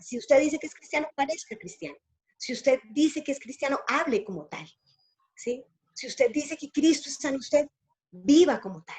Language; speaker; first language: Spanish; native; Spanish